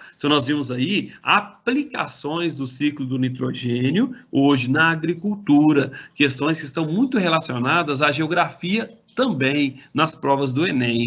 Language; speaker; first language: Portuguese; native; Portuguese